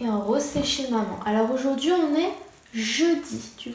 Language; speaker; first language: French; native; French